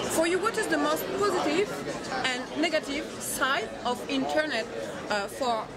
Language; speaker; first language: English; non-native, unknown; French